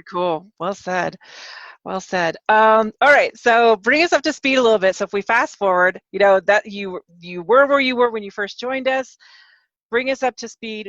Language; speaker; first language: English; native; English